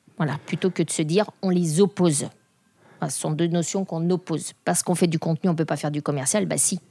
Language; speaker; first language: French; native; French